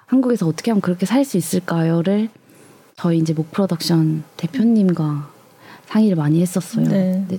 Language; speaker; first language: Korean; native; Korean